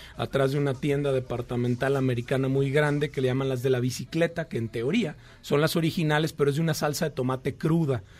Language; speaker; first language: Spanish; native; Spanish